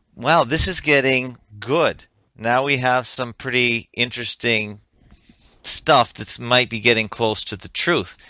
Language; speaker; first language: English; native; English